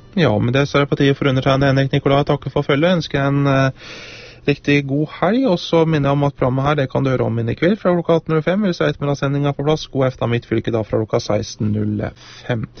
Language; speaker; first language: Norwegian; native; Norwegian